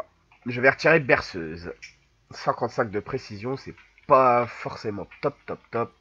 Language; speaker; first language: French; native; French